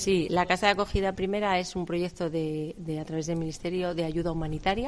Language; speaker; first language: Spanish; native; Spanish